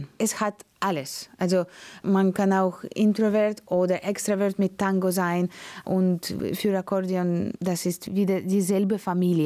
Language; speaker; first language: German; non-native, fluent; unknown